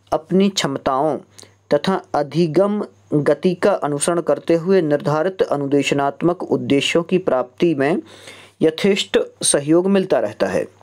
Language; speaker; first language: Hindi; native; Hindi